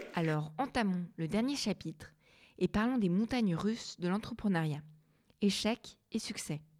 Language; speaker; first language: French; native; French